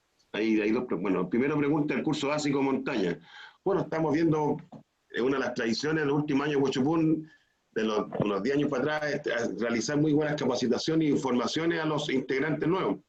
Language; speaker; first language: Spanish; native; Spanish